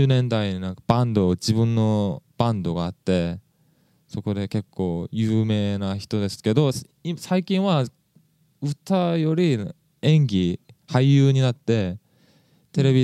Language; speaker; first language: Japanese; non-native, fluent; English